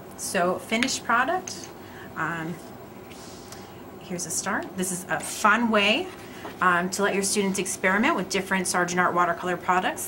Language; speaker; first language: English; native; English